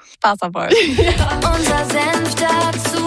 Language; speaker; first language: German; native; German